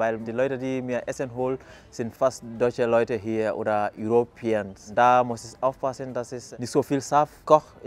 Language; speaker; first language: German; non-native, fluent; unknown